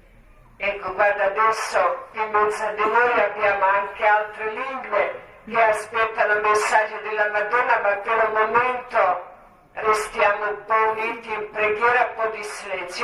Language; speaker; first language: Italian; non-native, learner; Croatian